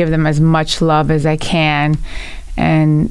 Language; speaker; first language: English; early bilingual, other home language; Italian